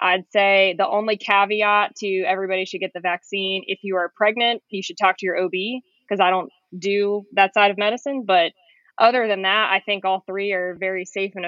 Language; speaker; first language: English; native; English